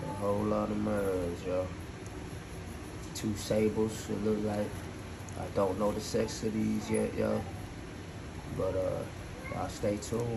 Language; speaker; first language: English; native; English